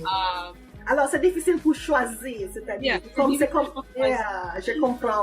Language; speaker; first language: French; non-native, fluent; English